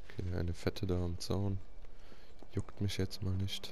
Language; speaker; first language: German; native; German